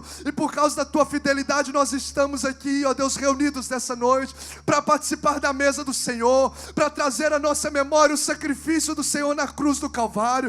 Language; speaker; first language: Portuguese; native; Portuguese